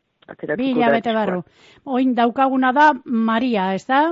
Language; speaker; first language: Basque; native; Basque